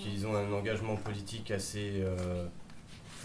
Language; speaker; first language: French; native; French